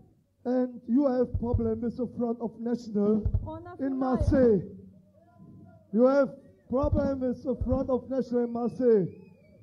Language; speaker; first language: English; non-native, learner; German